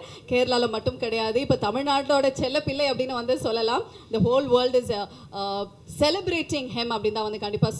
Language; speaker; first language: Tamil; native; Tamil